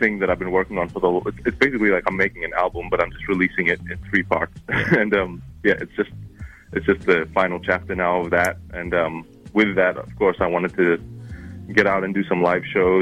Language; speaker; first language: English; non-native, local second language; Arabic